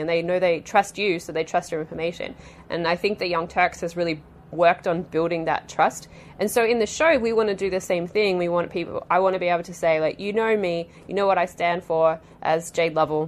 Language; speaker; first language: English; native; English